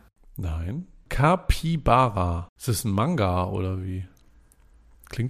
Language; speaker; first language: German; native; German